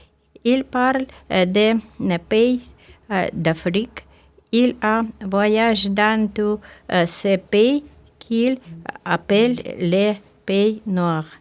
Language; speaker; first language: French; non-native, learner; Russian